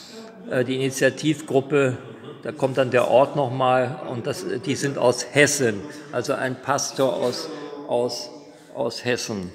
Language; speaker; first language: German; non-native, fluent; Russian